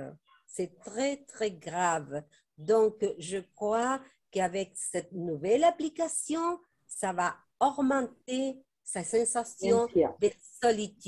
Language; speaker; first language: French; non-native, fluent; Spanish